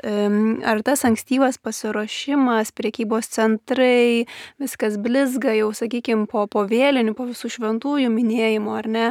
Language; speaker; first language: Lithuanian; native; Lithuanian